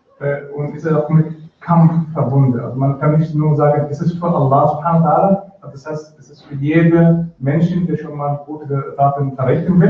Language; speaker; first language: German; non-native, fluent; Arabic